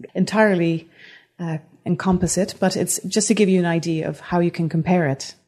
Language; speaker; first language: English; non-native, fluent; Dutch